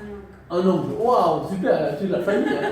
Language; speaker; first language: French; non-native, fluent; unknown